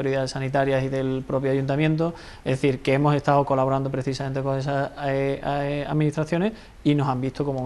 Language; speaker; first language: Spanish; native; Spanish